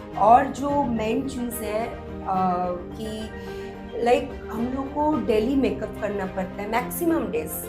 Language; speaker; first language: Hindi; non-native, local second language; Bangla